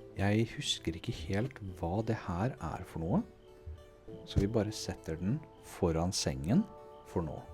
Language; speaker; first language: Norwegian; native; Norwegian